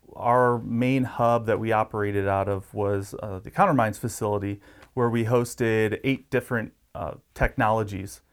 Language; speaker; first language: English; native; English